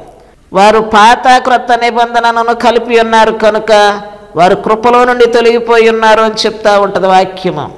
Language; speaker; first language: Telugu; native; Telugu